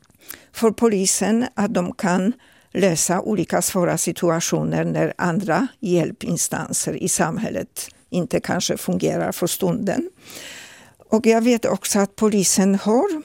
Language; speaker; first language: Swedish; non-native, fluent; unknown